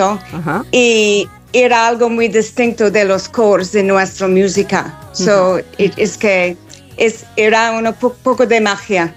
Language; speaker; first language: Spanish; non-native, learner; English